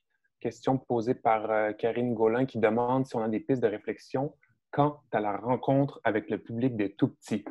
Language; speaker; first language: French; native; French